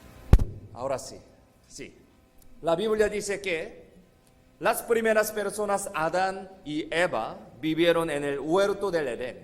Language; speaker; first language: Spanish; non-native, fluent; Korean